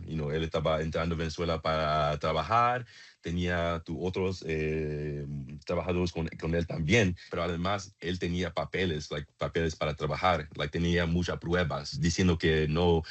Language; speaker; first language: Spanish; non-native, learner; English